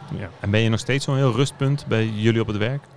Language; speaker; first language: Dutch; native; Dutch